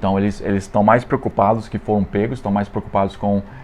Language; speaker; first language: Portuguese; non-native, fluent; English